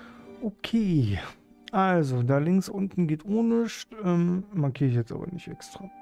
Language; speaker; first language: German; native; German